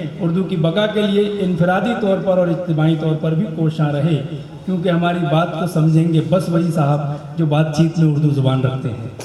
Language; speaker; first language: Urdu; native; Urdu